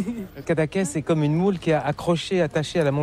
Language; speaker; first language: French; native; French